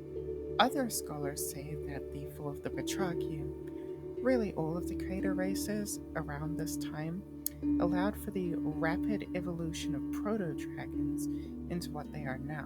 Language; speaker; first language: English; native; English